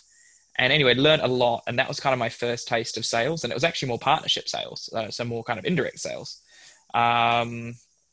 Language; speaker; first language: English; native; English